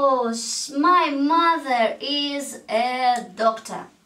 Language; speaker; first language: English; non-native, fluent; Russian